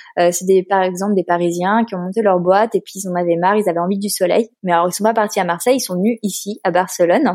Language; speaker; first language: French; native; French